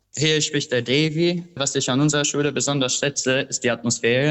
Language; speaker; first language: German; non-native, fluent; Albanian